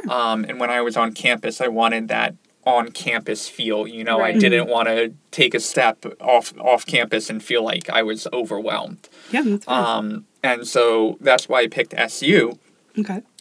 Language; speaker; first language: English; native; English